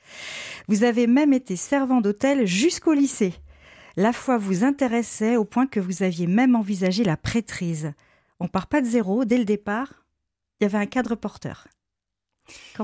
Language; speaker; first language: French; native; French